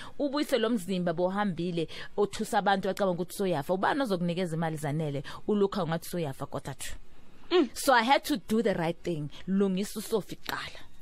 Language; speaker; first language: Zulu; non-native, local second language; Southern Sotho